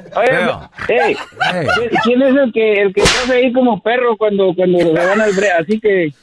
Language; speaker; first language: Spanish; native; Spanish